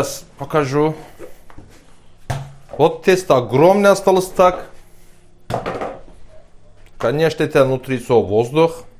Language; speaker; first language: Russian; non-native, learner; Turkish